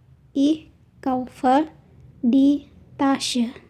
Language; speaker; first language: German; non-native, fluent; Indonesian